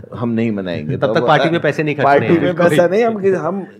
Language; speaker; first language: Hindi; native; Hindi